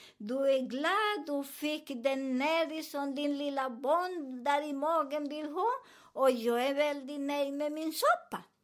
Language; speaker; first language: Swedish; non-native, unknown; Spanish